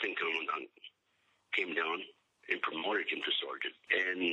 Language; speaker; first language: English; early bilingual, other home language; Spanish